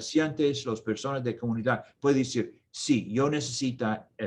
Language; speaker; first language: Spanish; non-native, learner; English